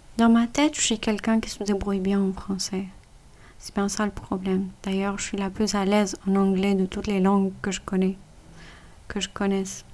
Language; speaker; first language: French; non-native, fluent; Punjabi